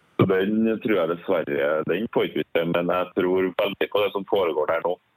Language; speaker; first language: Norwegian; native; Norwegian